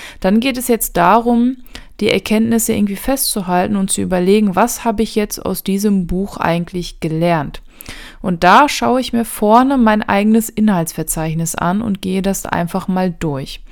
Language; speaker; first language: German; native; German